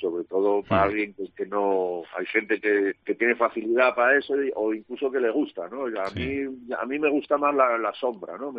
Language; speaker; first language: Spanish; native; Spanish